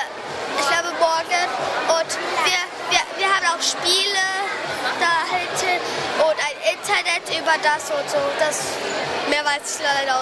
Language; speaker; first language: German; early bilingual, heritage; German